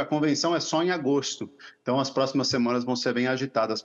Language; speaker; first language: Portuguese; native; Portuguese